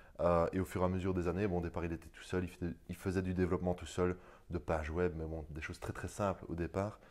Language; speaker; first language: French; native; French